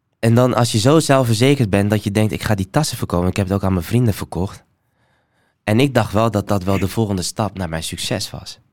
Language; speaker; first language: Dutch; early bilingual, other home language; Somali